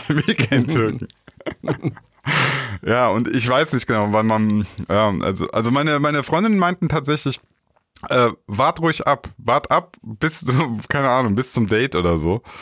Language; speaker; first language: German; native; German